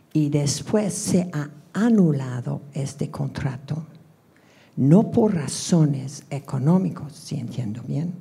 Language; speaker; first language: Spanish; non-native, fluent; English